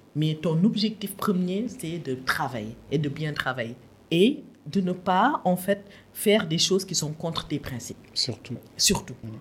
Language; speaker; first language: French; non-native, local second language; Wolof